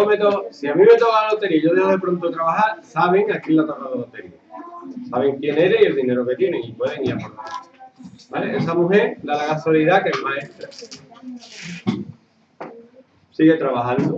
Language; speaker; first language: Spanish; native; Spanish